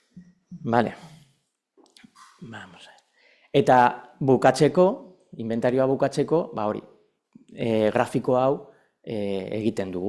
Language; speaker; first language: Basque; non-native, local second language; Spanish